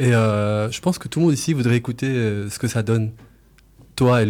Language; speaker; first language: French; native; French